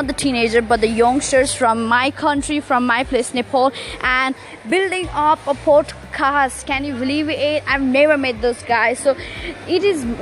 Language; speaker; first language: English; non-native, local second language; Nepali